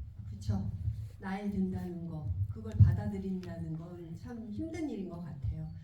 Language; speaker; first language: Korean; native; Korean